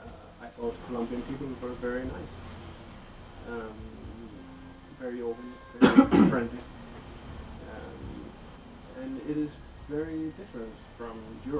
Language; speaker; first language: English; non-native, fluent; Danish